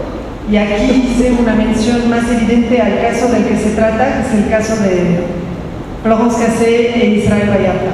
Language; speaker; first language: Spanish; non-native, fluent; French